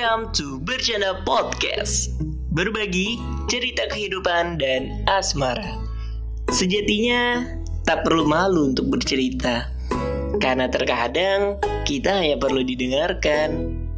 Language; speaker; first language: Indonesian; native; Indonesian